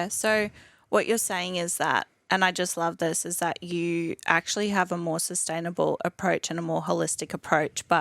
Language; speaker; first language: English; native; English